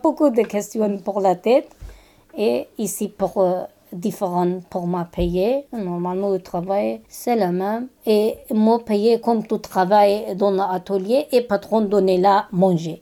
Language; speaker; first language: French; non-native, learner; Kurdish